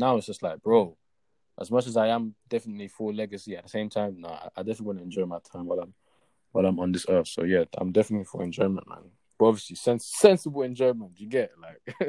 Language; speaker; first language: English; early bilingual, other home language; Yoruba